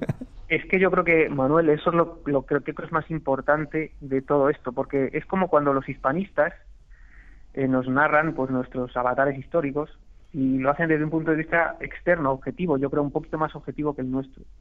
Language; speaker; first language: Spanish; native; Spanish